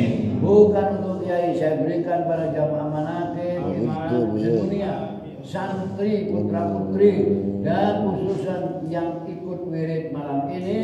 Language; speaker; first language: Indonesian; non-native, local second language; Madurese